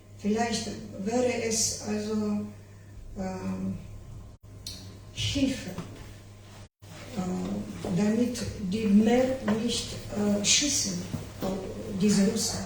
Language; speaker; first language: German; non-native, learner; Ukrainian